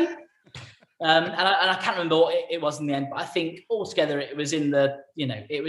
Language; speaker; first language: English; native; English